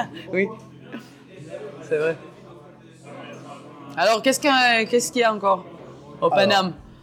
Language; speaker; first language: French; non-native, learner; Hebrew